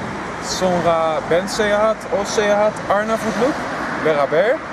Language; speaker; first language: Turkish; non-native, learner; Dutch